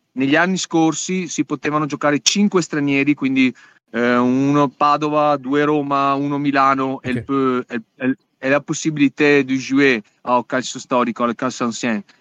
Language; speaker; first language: Italian; native; Italian